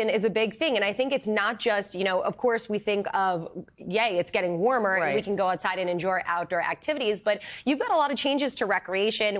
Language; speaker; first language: English; native; English